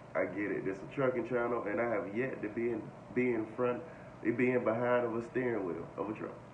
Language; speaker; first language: English; native; English